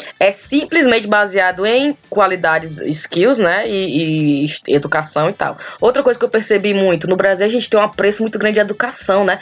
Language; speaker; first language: Portuguese; native; Portuguese